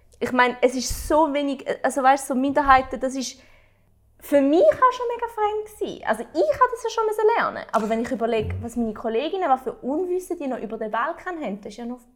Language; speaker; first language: German; early bilingual, other home language; Albanian